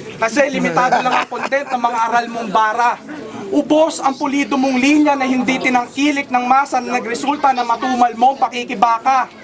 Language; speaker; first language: Filipino; native; Filipino